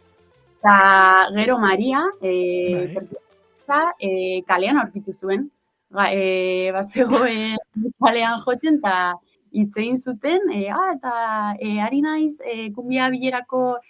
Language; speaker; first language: Basque; non-native, local second language; Spanish